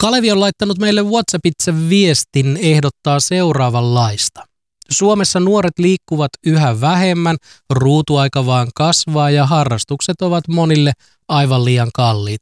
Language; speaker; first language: Finnish; native; Finnish